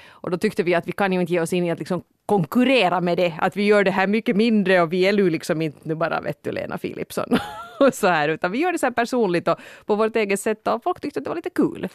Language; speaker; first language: Swedish; native; Swedish